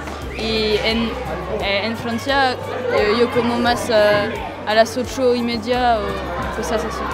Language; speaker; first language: Spanish; non-native, learner; French